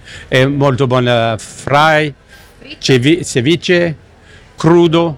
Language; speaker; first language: Italian; non-native, learner; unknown